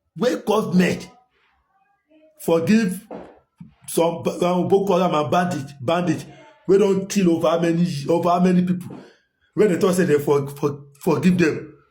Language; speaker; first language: Nigerian Pidgin; native; Nigerian Pidgin